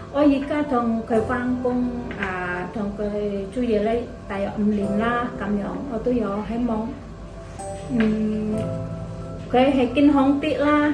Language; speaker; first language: Cantonese; non-native, fluent; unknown